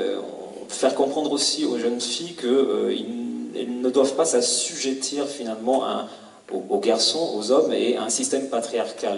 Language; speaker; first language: French; native; French